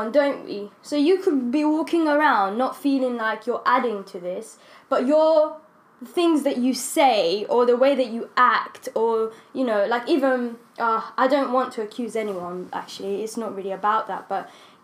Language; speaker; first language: English; non-native, local second language; Kinyarwanda